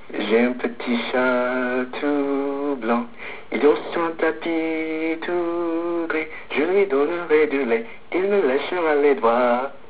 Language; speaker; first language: French; non-native, fluent; English